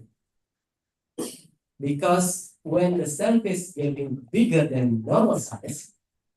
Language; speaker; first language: English; non-native, fluent; Indonesian